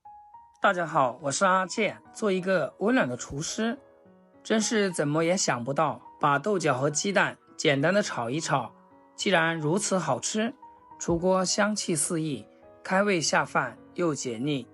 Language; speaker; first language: Chinese; native; Chinese